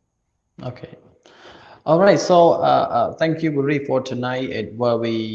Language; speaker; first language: English; non-native, learner; Khmer